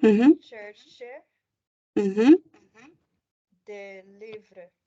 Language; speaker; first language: French; non-native, learner; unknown